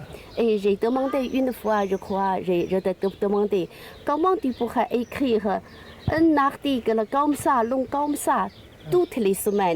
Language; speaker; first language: French; non-native, fluent; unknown